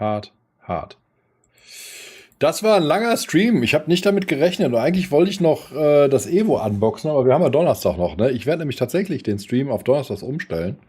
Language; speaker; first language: German; native; German